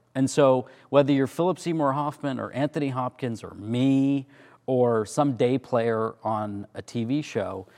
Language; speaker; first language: English; native; English